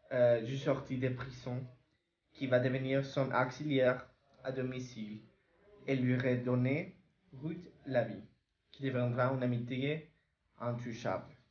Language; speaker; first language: French; non-native, learner; Spanish